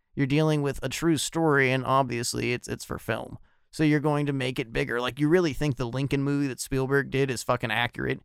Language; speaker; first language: English; native; English